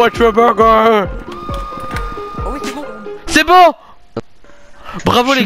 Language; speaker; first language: French; native; French